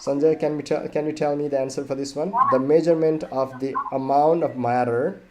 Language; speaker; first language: English; non-native, local second language; Nepali